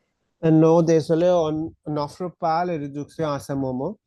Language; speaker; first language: French; non-native, fluent; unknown